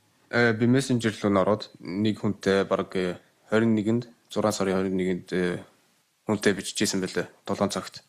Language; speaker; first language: Mongolian; early bilingual, heritage; Mongolian